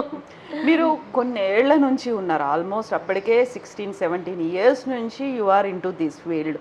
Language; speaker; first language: Telugu; native; Telugu